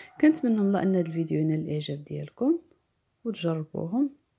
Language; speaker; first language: Arabic; native; Arabic